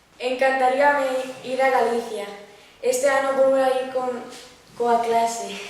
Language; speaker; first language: Galician; non-native, learner; Spanish